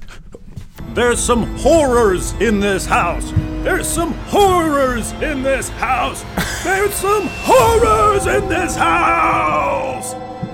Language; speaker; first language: English; native; English